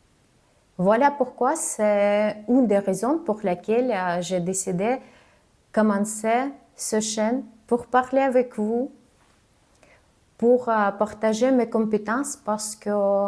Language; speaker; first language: French; non-native, fluent; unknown